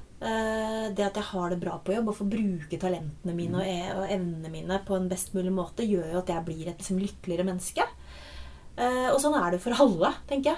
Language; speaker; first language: Norwegian; native; Norwegian